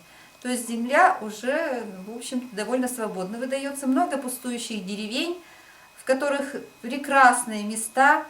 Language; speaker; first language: Russian; native; Russian